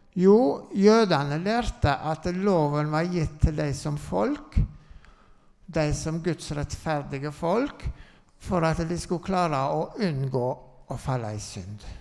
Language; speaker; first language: Norwegian; native; Norwegian